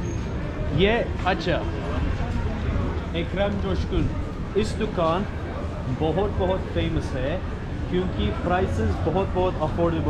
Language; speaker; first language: Hindi; non-native, learner; Turkish